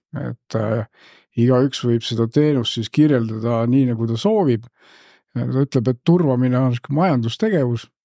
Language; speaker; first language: Estonian; native; Estonian